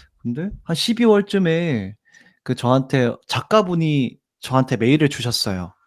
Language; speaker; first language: Korean; native; Korean